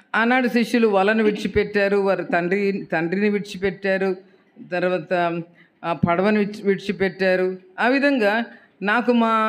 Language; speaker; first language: Telugu; native; Telugu